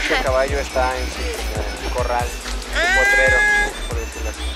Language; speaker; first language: Spanish; native; Spanish